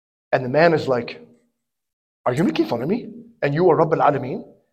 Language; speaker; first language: English; native; English